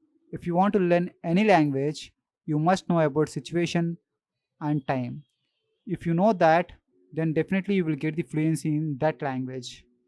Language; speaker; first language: English; non-native, local second language; Telugu